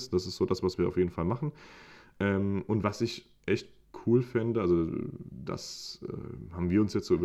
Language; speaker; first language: German; native; German